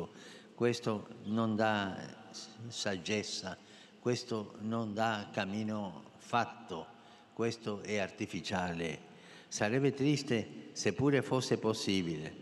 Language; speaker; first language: Italian; non-native, fluent; Spanish